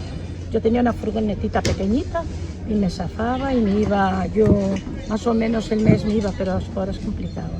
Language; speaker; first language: Spanish; native; Spanish